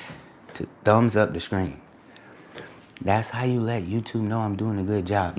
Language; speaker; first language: English; native; English